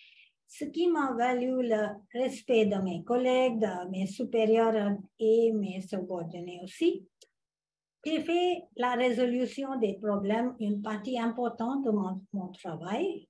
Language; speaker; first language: French; non-native, fluent; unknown